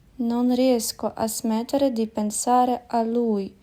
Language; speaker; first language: Italian; non-native, fluent; Ukrainian